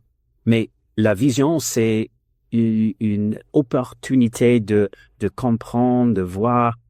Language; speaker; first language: French; non-native, learner; English